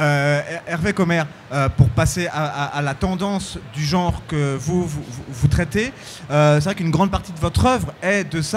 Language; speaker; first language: French; native; French